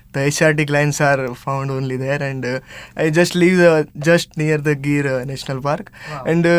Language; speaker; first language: Hindi; non-native, local second language; Gujarati